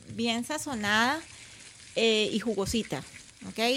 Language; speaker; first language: Spanish; native; Spanish